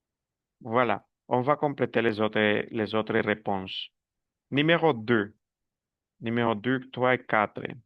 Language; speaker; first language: French; non-native, fluent; Spanish